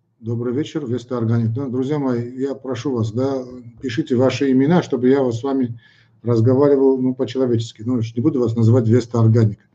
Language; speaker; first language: Russian; non-native, local second language; Armenian